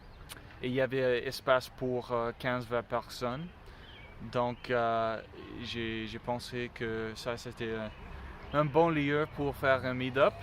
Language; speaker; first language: French; non-native, learner; English